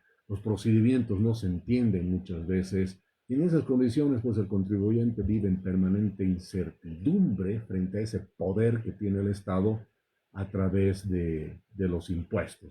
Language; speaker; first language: Spanish; native; Spanish